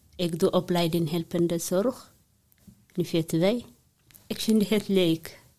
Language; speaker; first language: Dutch; non-native, learner; Tigrinya